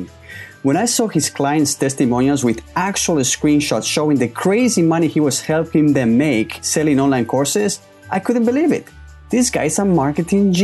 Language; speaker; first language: English; non-native, fluent; Spanish